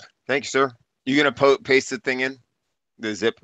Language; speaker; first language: English; native; English